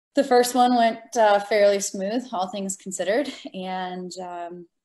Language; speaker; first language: English; native; English